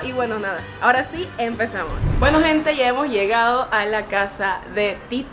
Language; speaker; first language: Spanish; native; Spanish